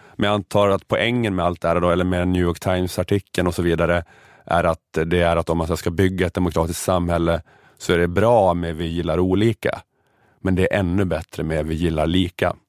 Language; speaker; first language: Swedish; native; Swedish